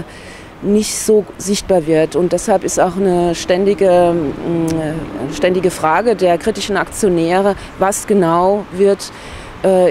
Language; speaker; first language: German; native; German